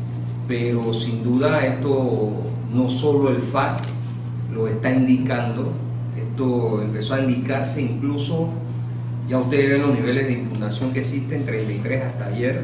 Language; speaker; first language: Spanish; native; Spanish